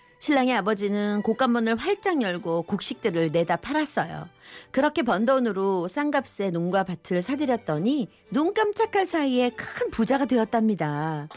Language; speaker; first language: Korean; native; Korean